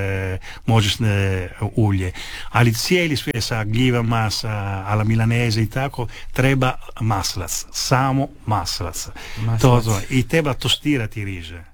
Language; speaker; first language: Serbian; non-native, fluent; Italian